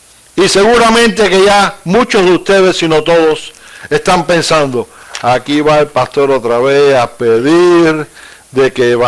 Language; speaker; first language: Spanish; native; Spanish